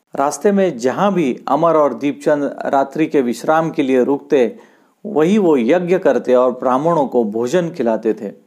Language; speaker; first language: Hindi; non-native, local second language; Marathi